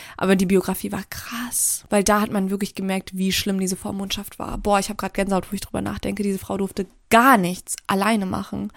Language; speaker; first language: German; early bilingual, other home language; Turkish